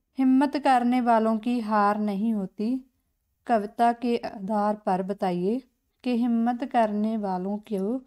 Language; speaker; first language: Hindi; non-native, local second language; Punjabi